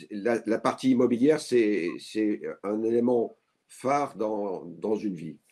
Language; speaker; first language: French; native; French